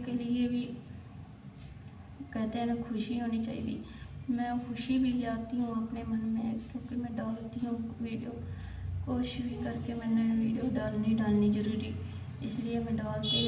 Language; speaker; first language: Hindi; native; Hindi